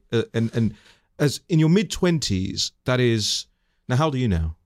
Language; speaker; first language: English; native; English